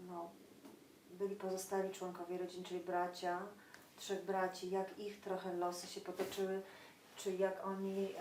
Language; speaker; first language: Polish; native; Polish